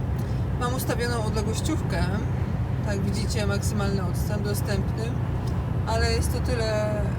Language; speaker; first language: Polish; native; Polish